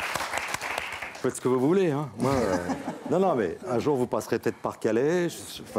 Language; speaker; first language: French; native; French